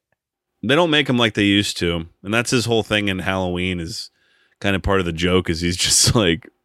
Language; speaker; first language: English; native; English